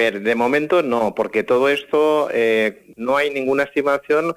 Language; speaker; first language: Spanish; native; Spanish